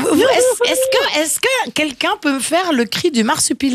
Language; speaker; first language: French; native; French